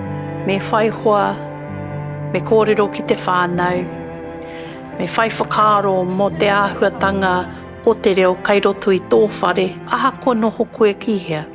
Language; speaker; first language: Māori; non-native, local second language; English